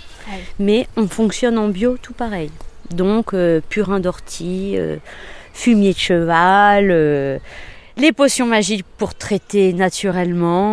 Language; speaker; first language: French; native; French